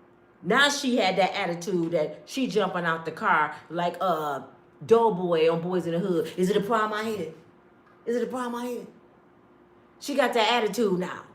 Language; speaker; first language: English; native; English